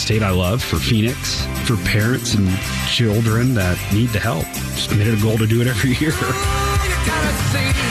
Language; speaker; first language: English; native; English